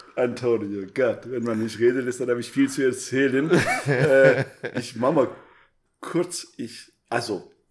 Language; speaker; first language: German; non-native, fluent; Persian